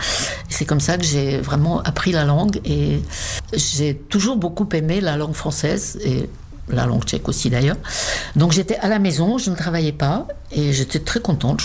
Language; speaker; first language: French; non-native, fluent; Czech